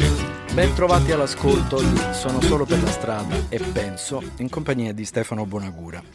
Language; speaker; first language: Italian; native; Italian